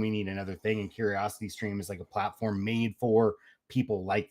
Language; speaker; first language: English; native; English